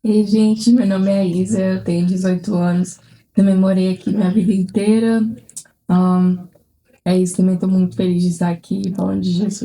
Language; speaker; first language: Portuguese; early bilingual, heritage; Portuguese